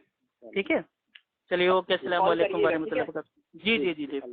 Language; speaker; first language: Hindi; native; Hindi